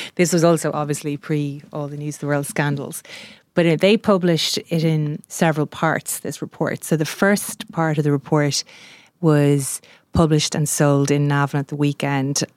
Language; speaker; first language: English; native; English